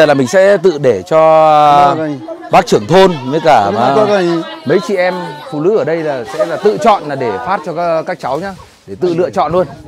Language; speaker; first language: Vietnamese; native; Vietnamese